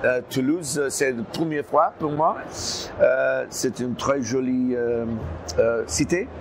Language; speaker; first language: French; non-native, learner; English